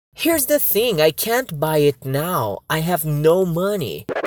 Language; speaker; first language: English; non-native, fluent; Portuguese